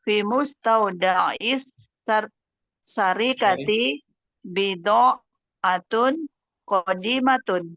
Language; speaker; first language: Arabic; non-native, learner; Indonesian